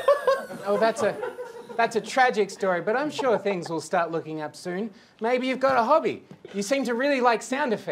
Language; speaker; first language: English; native; English